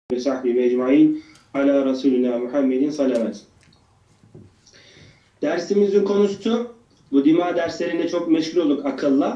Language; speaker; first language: Turkish; native; Turkish